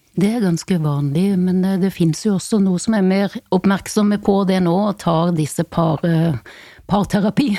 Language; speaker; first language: Norwegian; native; Norwegian